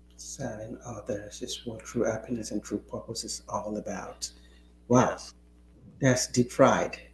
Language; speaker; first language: English; non-native, local second language; Yoruba